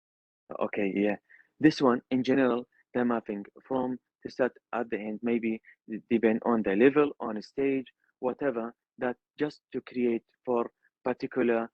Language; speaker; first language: English; non-native, learner; Arabic